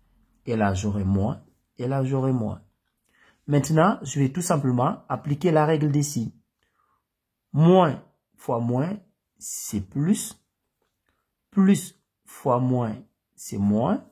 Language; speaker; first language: French; native; French